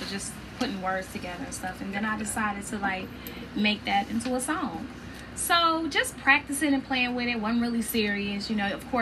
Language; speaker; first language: English; native; English